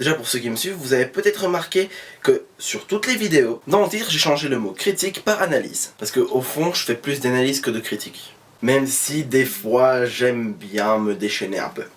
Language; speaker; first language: French; native; French